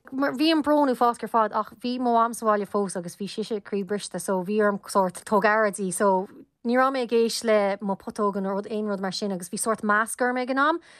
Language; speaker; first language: Irish; non-native, local second language; English